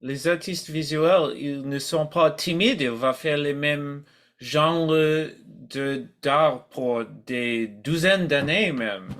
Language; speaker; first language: French; non-native, learner; English